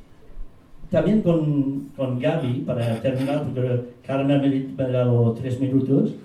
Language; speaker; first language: Spanish; non-native, fluent; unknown